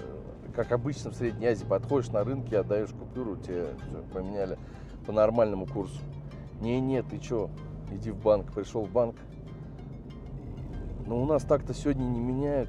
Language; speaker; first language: Russian; native; Russian